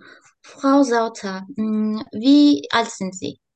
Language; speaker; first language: German; non-native, learner; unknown